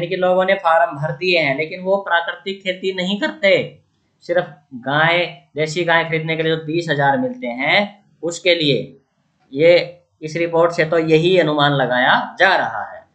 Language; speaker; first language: Hindi; native; Hindi